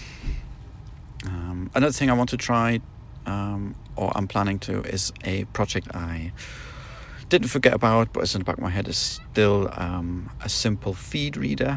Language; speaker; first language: English; non-native, fluent; German